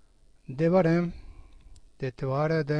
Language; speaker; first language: Norwegian; non-native, fluent; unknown